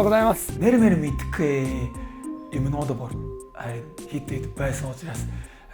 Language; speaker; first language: Mongolian; non-native, learner; Korean